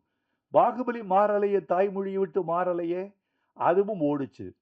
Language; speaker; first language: Tamil; native; Tamil